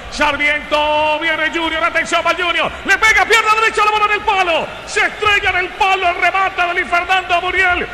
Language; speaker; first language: Spanish; native; Spanish